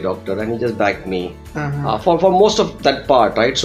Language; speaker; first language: English; non-native, local second language; Gujarati